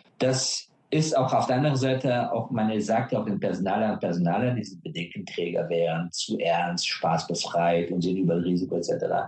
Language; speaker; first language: German; non-native, fluent; Persian